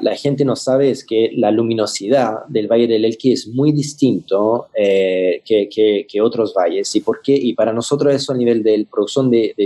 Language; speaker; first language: Spanish; non-native, fluent; French